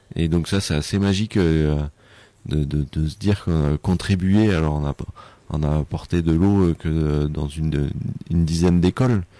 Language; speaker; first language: French; native; French